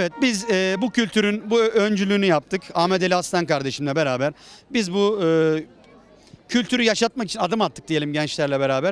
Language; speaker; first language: Turkish; native; Turkish